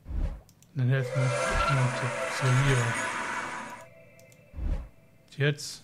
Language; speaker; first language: German; native; German